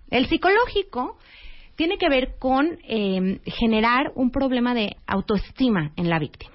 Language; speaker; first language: Spanish; native; Spanish